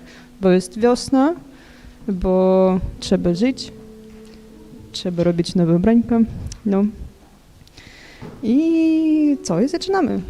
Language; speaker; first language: Polish; non-native, fluent; Ukrainian